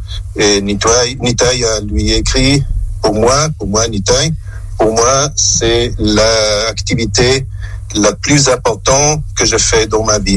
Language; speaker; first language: French; non-native, local second language; German